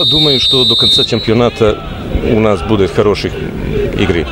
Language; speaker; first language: Russian; non-native, learner; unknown